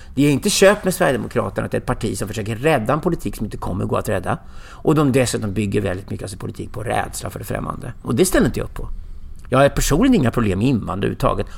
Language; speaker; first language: Swedish; native; Swedish